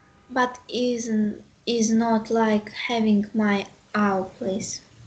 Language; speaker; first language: English; non-native, learner; Russian